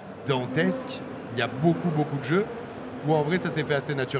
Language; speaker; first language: French; native; French